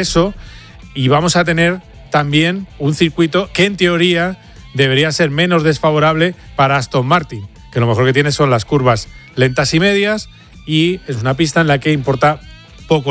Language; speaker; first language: Spanish; native; Spanish